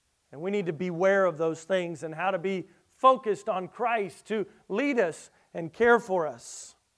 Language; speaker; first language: English; native; English